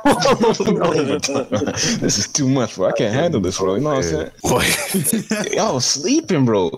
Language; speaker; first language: English; non-native, fluent; French